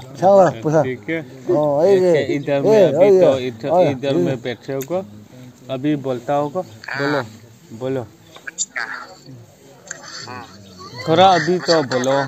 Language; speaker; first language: Hindi; non-native, local second language; Mizo